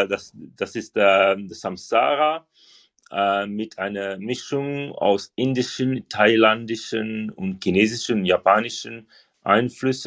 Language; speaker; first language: German; non-native, learner; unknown